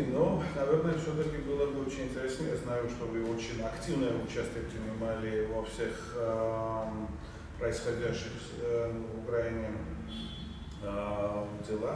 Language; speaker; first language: Russian; non-native, fluent; Georgian